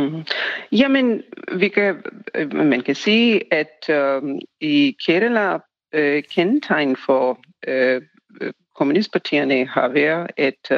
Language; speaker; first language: Danish; non-native, fluent; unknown